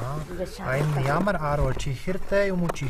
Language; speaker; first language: Mongolian; non-native, learner; Czech